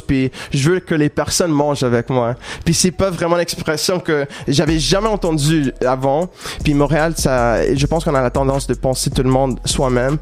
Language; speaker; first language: French; non-native, local second language; English